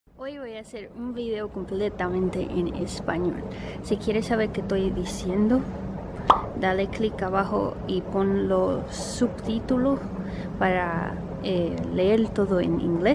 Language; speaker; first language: Spanish; early bilingual, heritage; Spanish